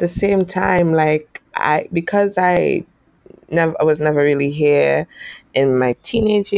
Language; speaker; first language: English; native; English